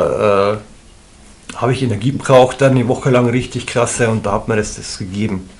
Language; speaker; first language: German; native; German